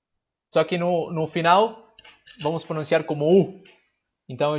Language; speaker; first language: Portuguese; non-native, fluent; Spanish